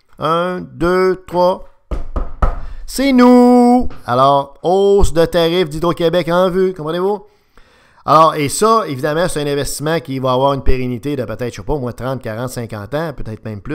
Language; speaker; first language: French; native; French